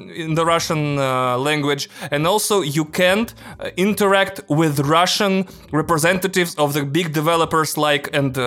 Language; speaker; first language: English; non-native, fluent; Russian